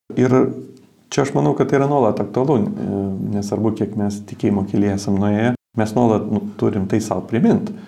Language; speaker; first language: Lithuanian; native; Lithuanian